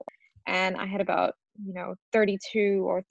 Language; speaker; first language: English; early bilingual, other home language; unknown